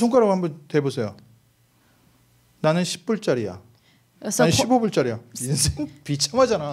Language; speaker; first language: Korean; native; Korean